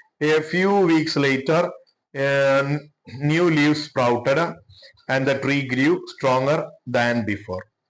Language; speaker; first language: English; non-native, local second language; Malayalam